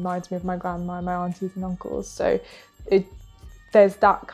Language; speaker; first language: English; non-native, local second language; Hindi